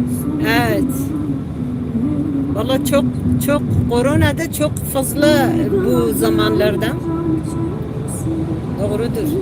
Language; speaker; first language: Turkish; non-native, local second language; Kurdish